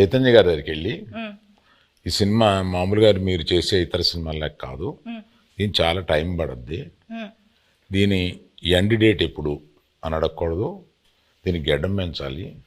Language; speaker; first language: Telugu; native; Telugu